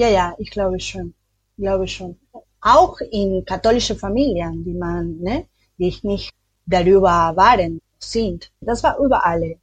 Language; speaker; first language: German; non-native, learner; Spanish